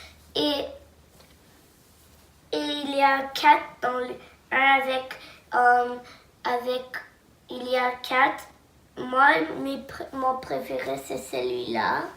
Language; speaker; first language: French; non-native, local second language; English